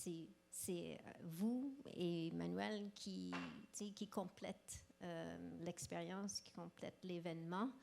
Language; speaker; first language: French; non-native, local second language; English